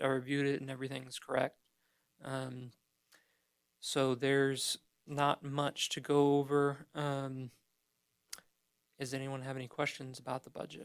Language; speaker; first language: English; native; English